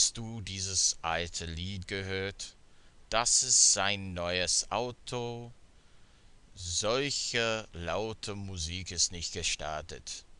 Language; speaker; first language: German; non-native, fluent; English